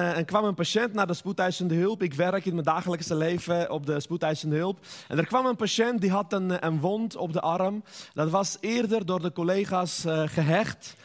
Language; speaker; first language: Dutch; non-native, fluent; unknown